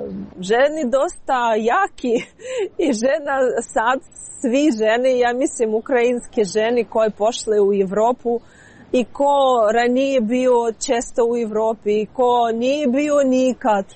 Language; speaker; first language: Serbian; non-native, learner; Ukrainian